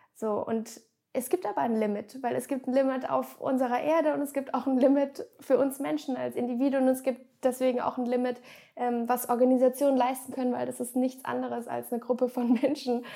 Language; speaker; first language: German; native; German